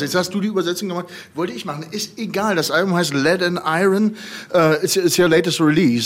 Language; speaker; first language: German; native; German